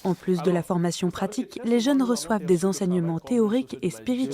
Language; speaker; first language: French; native; French